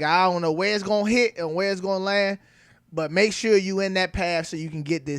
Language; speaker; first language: English; native; English